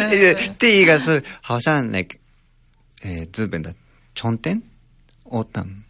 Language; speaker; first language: Chinese; non-native, fluent; Japanese